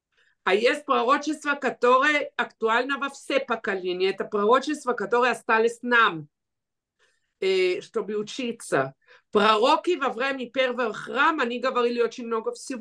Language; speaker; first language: Russian; early bilingual, heritage; Russian